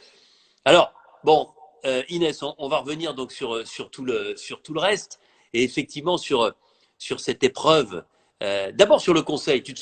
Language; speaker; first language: French; native; French